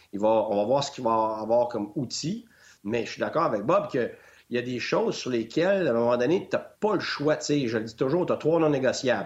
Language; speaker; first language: French; native; French